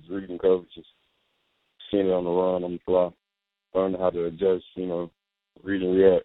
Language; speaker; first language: English; native; English